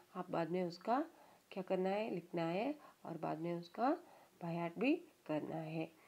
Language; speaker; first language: Hindi; non-native, local second language; Kannada